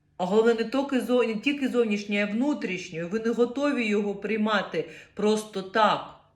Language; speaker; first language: Ukrainian; non-native, local second language; Russian